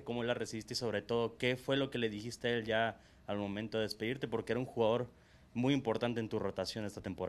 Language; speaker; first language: Spanish; native; Spanish